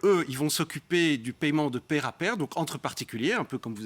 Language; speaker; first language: French; native; French